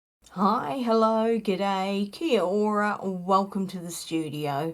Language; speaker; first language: English; native; English